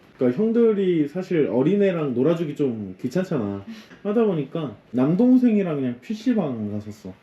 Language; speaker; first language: Korean; native; Korean